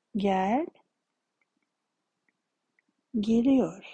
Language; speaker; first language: Turkish; non-native, fluent; Kazakh